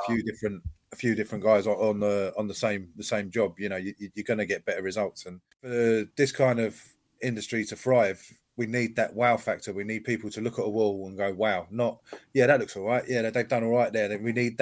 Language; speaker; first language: English; native; English